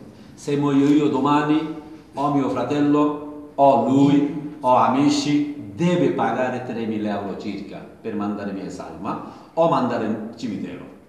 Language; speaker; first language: Italian; non-native, learner; Bangla